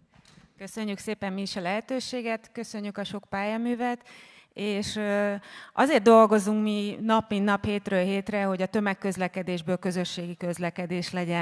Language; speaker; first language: Hungarian; native; Hungarian